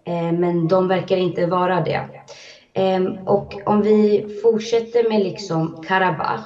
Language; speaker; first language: Swedish; early bilingual, other home language; Azerbaijani